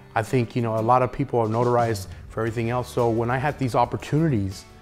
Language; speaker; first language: English; native; English